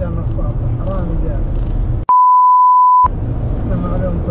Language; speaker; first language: Arabic; native; Arabic